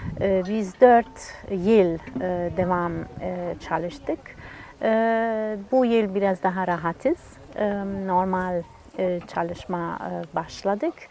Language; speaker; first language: Turkish; non-native, learner; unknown